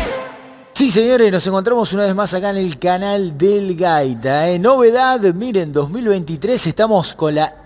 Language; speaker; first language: Spanish; native; Spanish